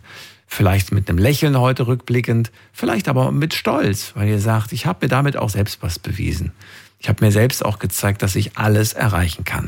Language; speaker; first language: German; native; German